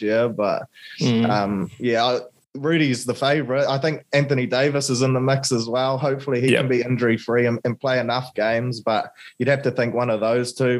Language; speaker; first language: English; native; English